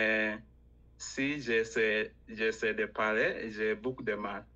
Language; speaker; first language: French; non-native, learner; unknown